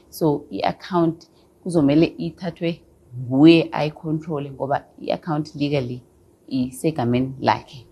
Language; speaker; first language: Xhosa; non-native, local second language; Zulu